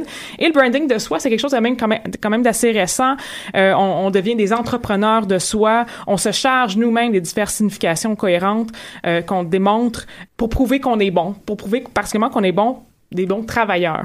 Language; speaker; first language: French; native; French